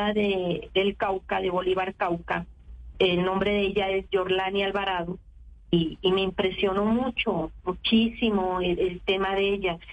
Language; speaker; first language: Spanish; native; Spanish